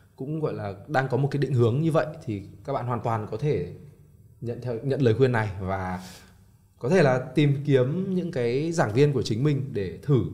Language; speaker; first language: Vietnamese; native; Vietnamese